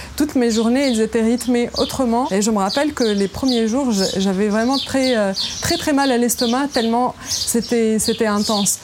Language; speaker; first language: French; non-native, local second language; Arabic